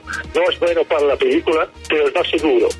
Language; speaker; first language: Spanish; non-native, learner; Dutch